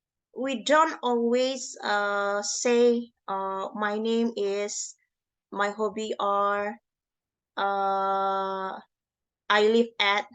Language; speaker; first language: English; non-native, learner; Indonesian